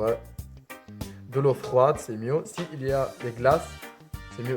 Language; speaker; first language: French; non-native, learner; Arabic